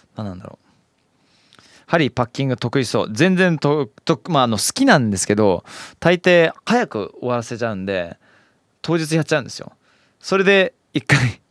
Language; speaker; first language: Japanese; native; Japanese